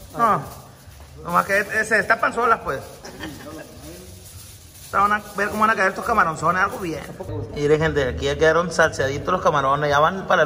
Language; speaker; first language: Spanish; native; Spanish